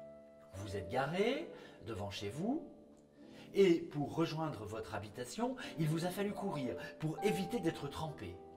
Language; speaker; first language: French; native; French